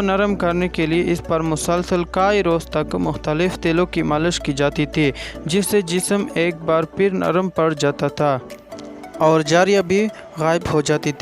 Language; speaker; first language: Urdu; native; Urdu